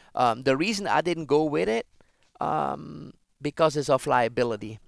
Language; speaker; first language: English; non-native, fluent; Dutch